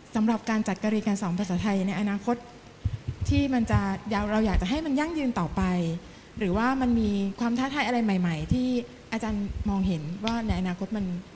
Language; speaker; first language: Thai; native; Thai